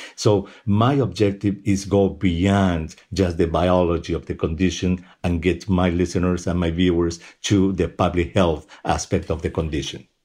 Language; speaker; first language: English; non-native, fluent; Spanish